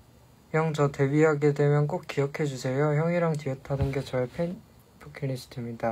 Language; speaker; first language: Korean; native; Korean